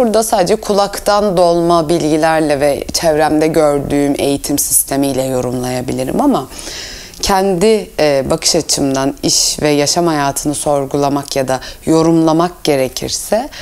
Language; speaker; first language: Turkish; early bilingual, heritage; Turkish